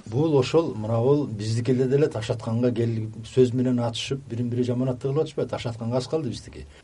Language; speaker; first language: Kyrgyz; native; Kyrgyz